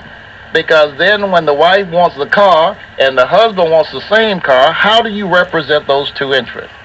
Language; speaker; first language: English; native; English